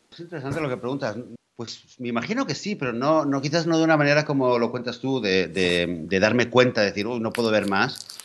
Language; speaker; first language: Spanish; native; Spanish